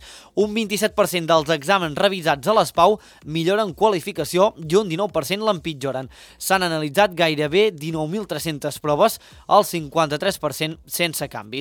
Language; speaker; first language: Catalan; native; Catalan